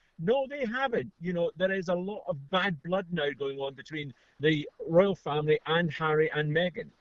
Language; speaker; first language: English; native; English